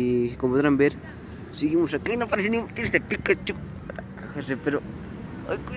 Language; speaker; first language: Spanish; native; Spanish